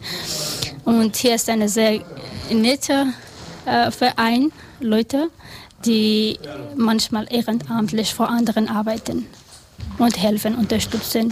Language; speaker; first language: German; non-native, learner; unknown